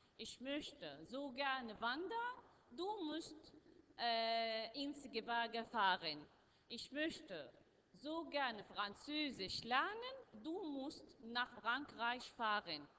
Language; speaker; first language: German; non-native, learner; Arabic